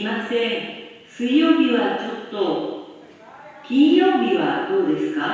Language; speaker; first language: Japanese; non-native, learner; Indonesian